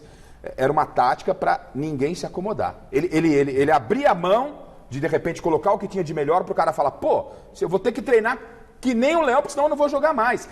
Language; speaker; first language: Portuguese; native; Portuguese